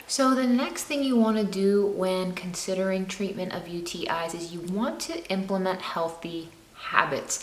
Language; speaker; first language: English; native; English